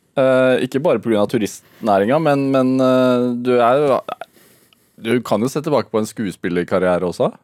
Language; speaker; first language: Norwegian; native; Norwegian